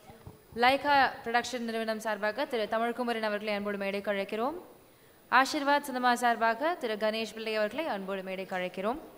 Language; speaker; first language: Tamil; native; Tamil